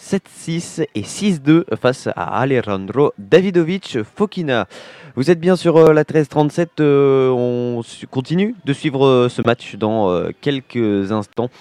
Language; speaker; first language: French; native; French